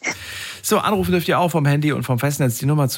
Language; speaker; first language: German; native; German